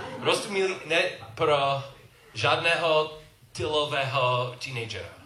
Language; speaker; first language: Czech; non-native, learner; English